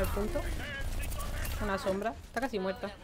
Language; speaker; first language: Spanish; native; Spanish